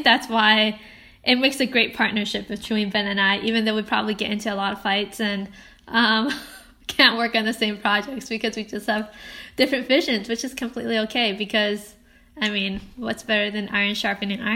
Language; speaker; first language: English; non-native, local second language; Cantonese